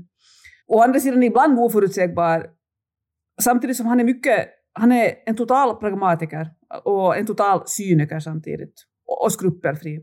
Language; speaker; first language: Swedish; native; Swedish